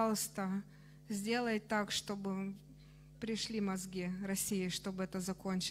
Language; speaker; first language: Russian; non-native, fluent; Romanian